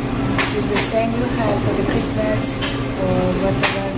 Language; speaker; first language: English; non-native, learner; Persian